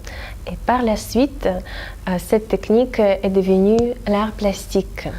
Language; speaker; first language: French; non-native, fluent; Russian